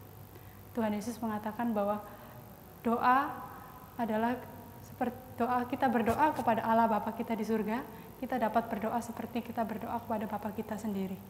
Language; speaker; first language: Indonesian; native; Indonesian